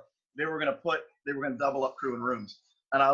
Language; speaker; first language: English; native; English